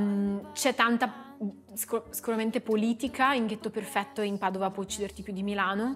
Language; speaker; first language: Italian; native; Italian